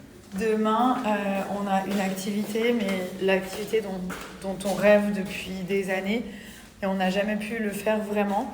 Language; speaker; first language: French; native; French